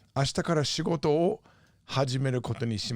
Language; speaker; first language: Japanese; non-native, fluent; English